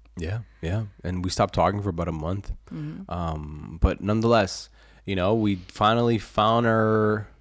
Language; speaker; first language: English; early bilingual, other home language; Spanish